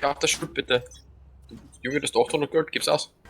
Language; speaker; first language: German; native; German